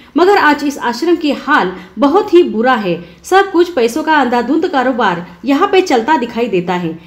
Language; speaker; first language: Hindi; non-native, local second language; Marathi